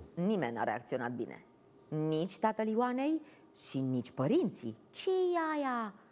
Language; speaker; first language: Romanian; native; Romanian